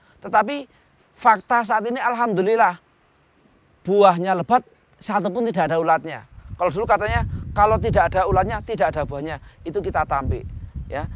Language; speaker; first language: Indonesian; non-native, local second language; Javanese